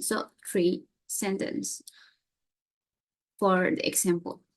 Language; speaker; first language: English; non-native, learner; Indonesian